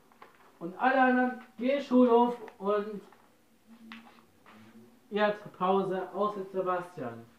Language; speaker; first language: German; non-native, learner; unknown